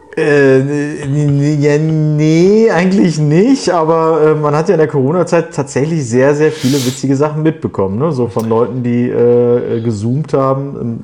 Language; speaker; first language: German; early bilingual, other home language; Turkish